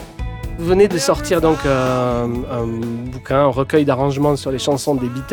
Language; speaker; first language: French; native; French